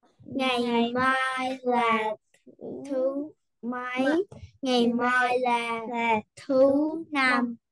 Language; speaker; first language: Vietnamese; early bilingual, heritage; Vietnamese